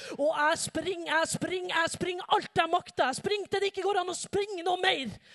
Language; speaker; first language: Norwegian; native; Norwegian